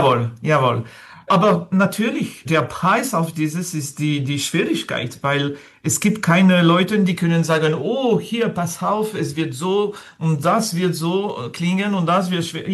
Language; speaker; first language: German; non-native, learner; French